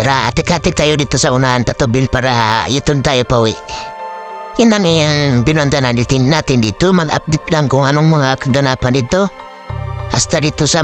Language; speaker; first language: Filipino; non-native, local second language; Cebuano